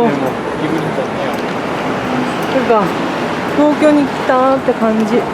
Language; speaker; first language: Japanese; non-native, fluent; Korean